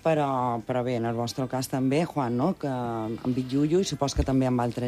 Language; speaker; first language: Catalan; native; Catalan